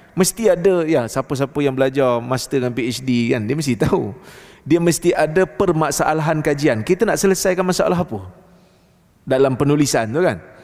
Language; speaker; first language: Malay; native; Malay